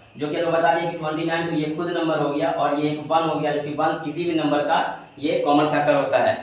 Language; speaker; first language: Hindi; native; Hindi